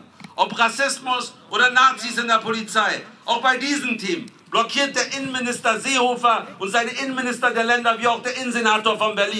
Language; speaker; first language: German; native; German